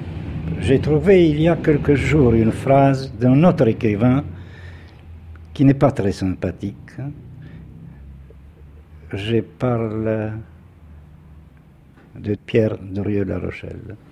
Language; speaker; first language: French; non-native, fluent; Polish